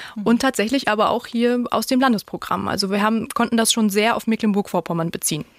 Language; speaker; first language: German; native; German